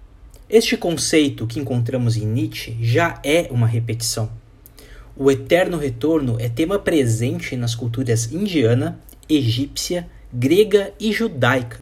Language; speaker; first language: Portuguese; native; Portuguese